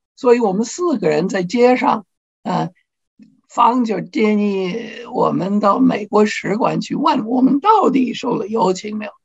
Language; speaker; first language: Chinese; non-native, fluent; English